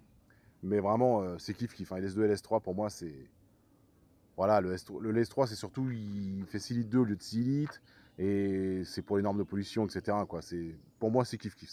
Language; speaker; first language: French; native; French